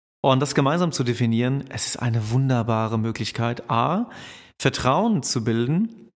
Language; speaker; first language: German; native; German